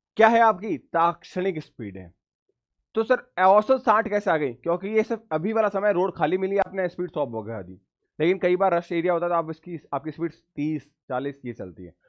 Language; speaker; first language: Hindi; native; Hindi